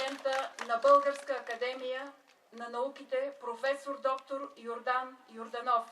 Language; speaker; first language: Bulgarian; native; Bulgarian